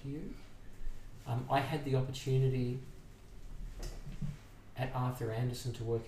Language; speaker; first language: English; native; English